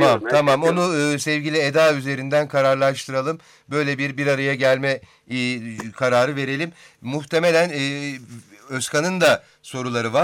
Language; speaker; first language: Turkish; native; Turkish